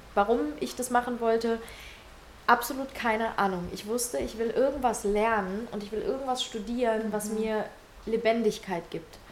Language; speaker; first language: German; early bilingual, other home language; Russian